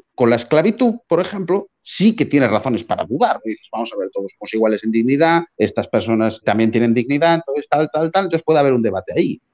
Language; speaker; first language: Spanish; native; Spanish